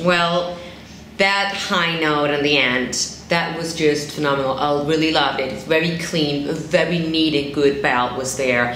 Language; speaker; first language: English; non-native, fluent; German